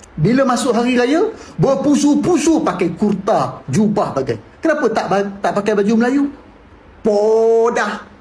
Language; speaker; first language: Malay; native; Malay